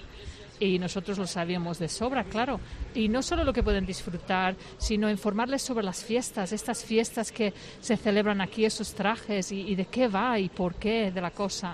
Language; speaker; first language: Spanish; non-native, fluent; English